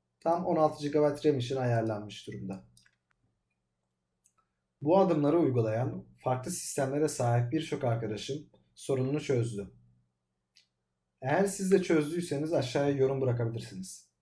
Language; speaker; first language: Turkish; native; Turkish